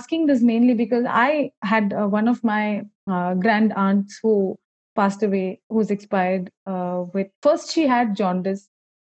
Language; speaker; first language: English; non-native, local second language; Malayalam